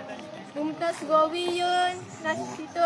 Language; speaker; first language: Arabic; non-native, learner; Malay